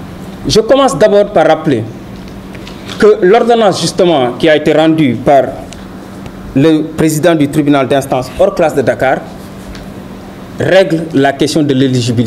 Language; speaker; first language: French; non-native, local second language; Wolof